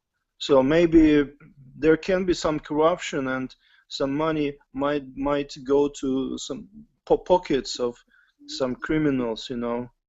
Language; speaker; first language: English; non-native, fluent; Russian